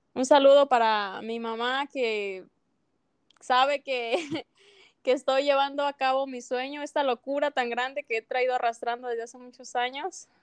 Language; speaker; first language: Spanish; native; Spanish